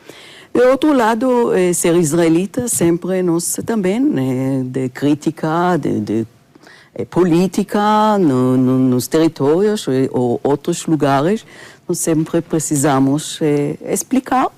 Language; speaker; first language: Portuguese; non-native, fluent; Hebrew